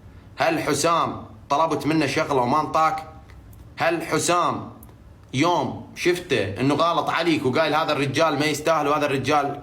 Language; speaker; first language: Arabic; native; Arabic